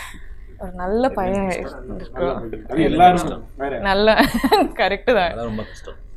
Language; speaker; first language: Tamil; non-native, learner; Kodava